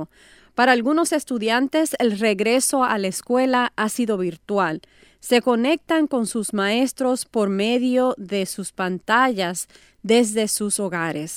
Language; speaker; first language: Spanish; native; Spanish